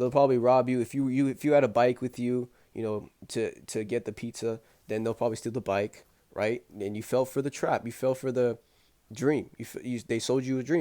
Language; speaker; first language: English; native; English